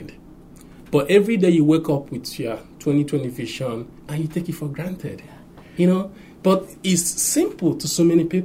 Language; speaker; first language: English; non-native, local second language; Igbo